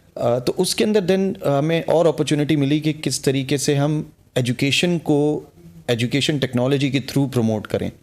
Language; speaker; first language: Urdu; early bilingual, heritage; Urdu